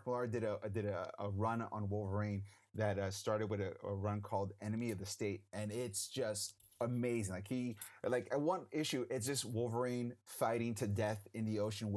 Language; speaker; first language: English; native; English